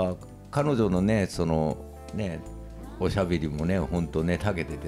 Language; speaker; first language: Japanese; native; Japanese